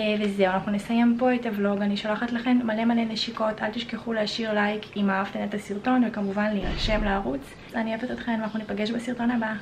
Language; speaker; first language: Hebrew; native; Hebrew